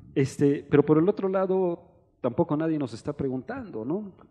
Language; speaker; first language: Spanish; native; Spanish